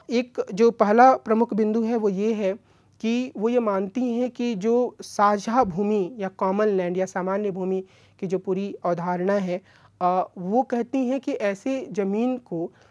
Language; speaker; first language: Hindi; native; Hindi